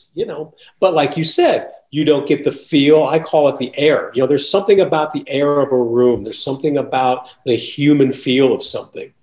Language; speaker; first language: English; native; English